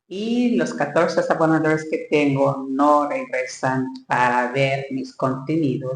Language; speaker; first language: Spanish; non-native, learner; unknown